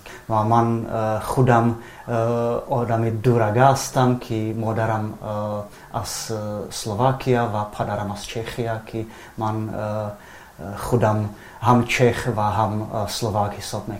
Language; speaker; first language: Persian; non-native, fluent; Czech